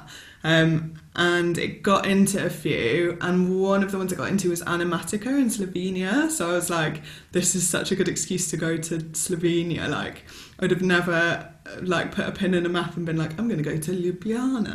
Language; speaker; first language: English; native; English